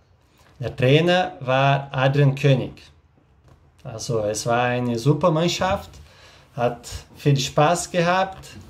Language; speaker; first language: German; non-native, learner; Portuguese